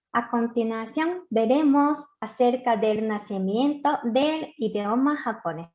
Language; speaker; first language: Spanish; non-native, fluent; Japanese